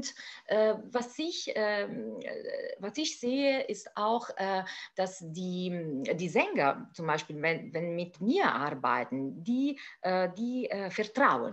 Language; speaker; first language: German; non-native, fluent; Italian